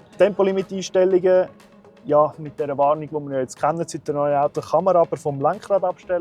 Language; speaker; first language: German; native; German